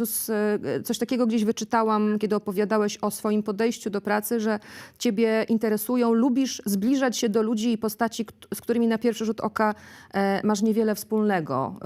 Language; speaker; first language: Polish; native; Polish